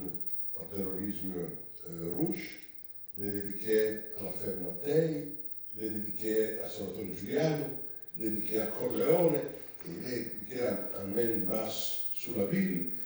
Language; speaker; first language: French; non-native, learner; Italian